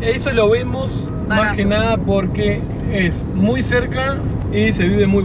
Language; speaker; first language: Spanish; native; Spanish